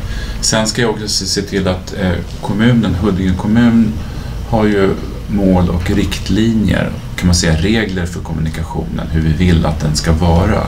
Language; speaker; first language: Swedish; native; Swedish